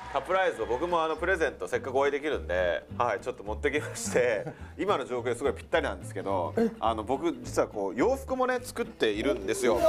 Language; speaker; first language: Japanese; native; Japanese